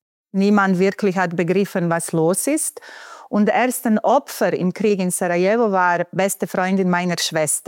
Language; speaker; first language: German; non-native, fluent; Bosnian